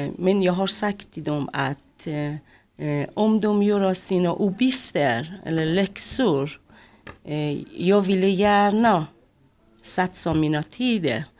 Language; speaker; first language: Swedish; non-native, fluent; Persian